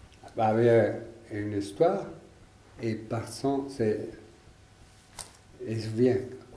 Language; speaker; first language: French; non-native, learner; Italian